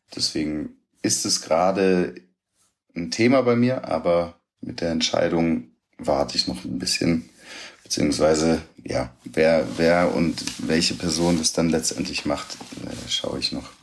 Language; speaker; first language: German; native; German